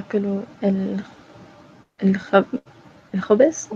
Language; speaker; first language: Arabic; non-native, learner; English